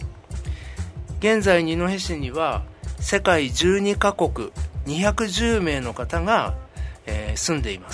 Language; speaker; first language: Japanese; native; Japanese